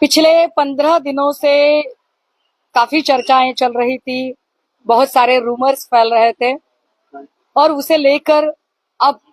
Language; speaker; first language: Hindi; non-native, local second language; Marathi